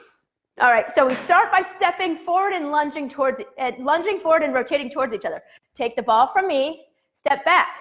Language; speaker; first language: English; native; English